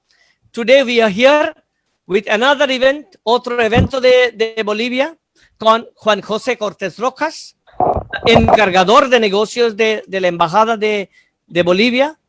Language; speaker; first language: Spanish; non-native, fluent; Bangla